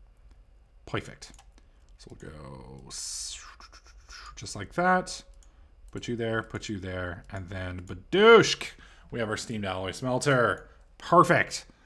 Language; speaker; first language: English; native; English